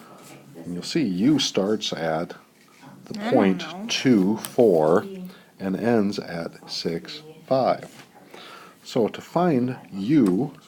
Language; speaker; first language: English; native; English